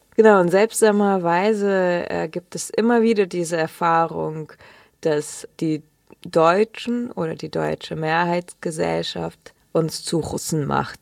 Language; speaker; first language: German; early bilingual, other home language; Russian